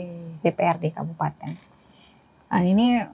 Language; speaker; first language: Indonesian; native; Indonesian